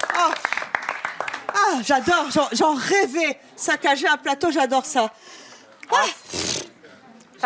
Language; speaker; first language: French; native; French